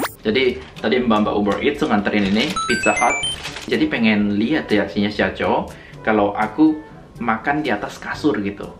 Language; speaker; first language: Indonesian; native; Indonesian